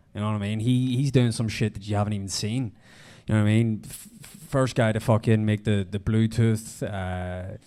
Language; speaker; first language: English; native; English